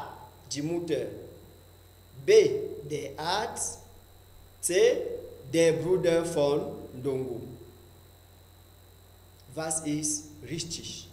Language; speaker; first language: German; non-native, fluent; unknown